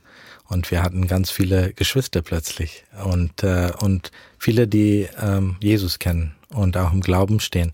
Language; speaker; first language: German; early bilingual, heritage; German